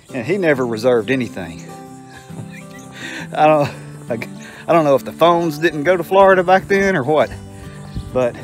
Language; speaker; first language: English; native; English